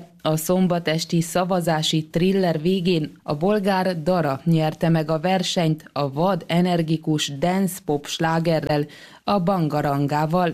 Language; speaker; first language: Hungarian; native; Hungarian